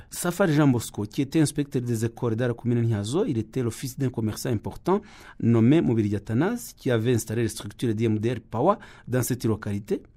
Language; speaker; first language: French; non-native, local second language; Kinyarwanda